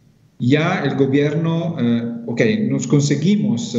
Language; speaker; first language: Spanish; non-native, fluent; Italian